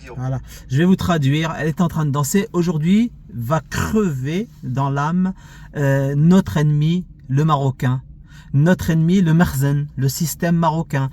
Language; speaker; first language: French; early bilingual, other home language; Arabic